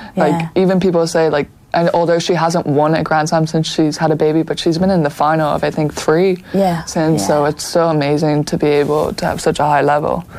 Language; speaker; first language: English; native; English